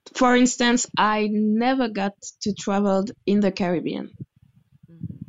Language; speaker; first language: English; non-native, fluent; French